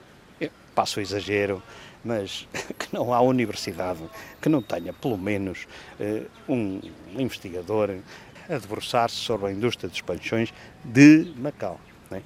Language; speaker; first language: Portuguese; native; Portuguese